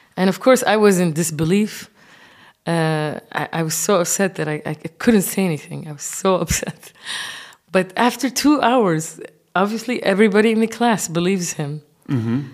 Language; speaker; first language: English; non-native, fluent; Arabic